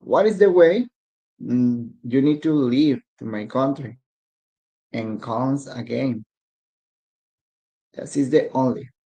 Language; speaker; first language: English; non-native, learner; Spanish